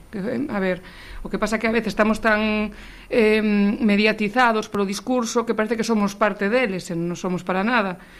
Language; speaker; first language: Galician; native; Galician